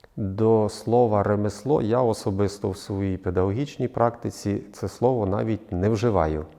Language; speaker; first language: Ukrainian; native; Ukrainian